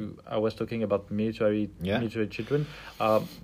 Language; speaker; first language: English; non-native, fluent; French